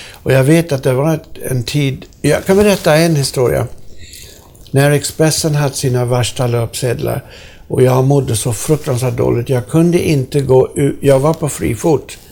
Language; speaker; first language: Swedish; non-native, fluent; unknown